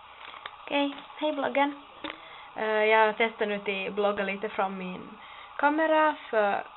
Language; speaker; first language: Swedish; non-native, local second language; Finnish